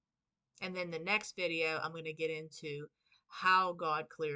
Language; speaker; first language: English; native; English